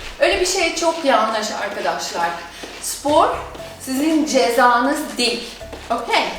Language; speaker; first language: Turkish; non-native, fluent; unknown